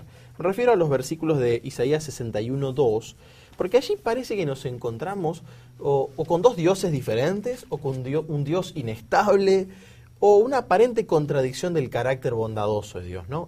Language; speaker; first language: Spanish; native; Spanish